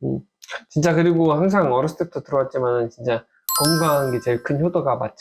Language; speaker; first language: Korean; native; Korean